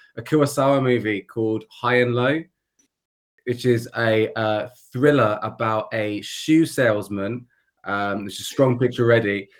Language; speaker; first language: English; native; English